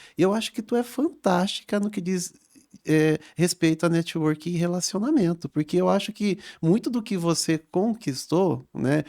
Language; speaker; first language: Portuguese; native; Portuguese